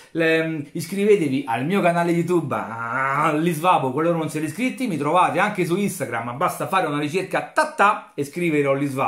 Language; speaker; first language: Italian; native; Italian